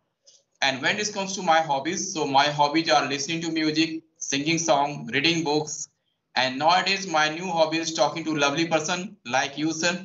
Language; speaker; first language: English; non-native, local second language; Hindi